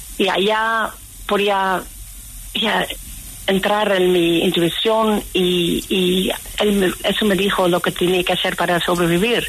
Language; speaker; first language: Spanish; non-native, fluent; Dutch